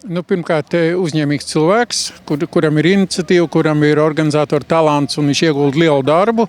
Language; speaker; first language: Latvian; native; Latvian